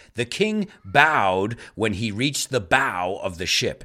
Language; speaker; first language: English; native; English